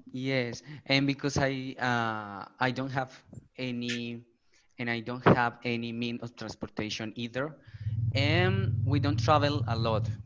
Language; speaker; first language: English; non-native, learner; Spanish